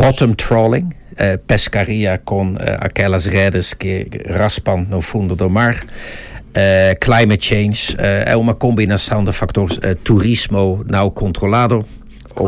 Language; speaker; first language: Portuguese; non-native, fluent; Dutch